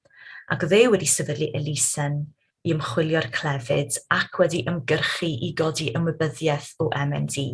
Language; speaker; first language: Welsh; native; Welsh